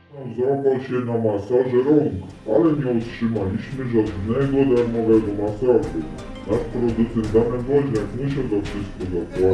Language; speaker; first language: Polish; native; Polish